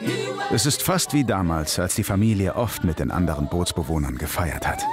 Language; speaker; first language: German; native; German